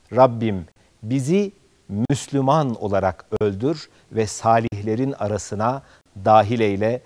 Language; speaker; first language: Turkish; native; Turkish